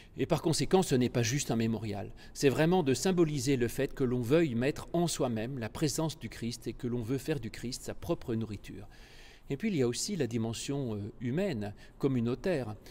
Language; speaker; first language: French; native; French